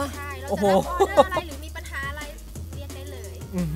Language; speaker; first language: Thai; native; Thai